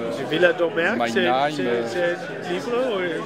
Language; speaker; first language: French; non-native, learner; German